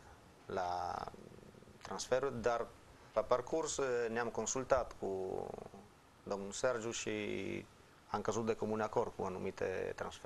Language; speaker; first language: Romanian; non-native, fluent; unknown